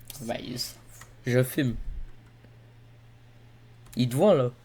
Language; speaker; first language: French; native; French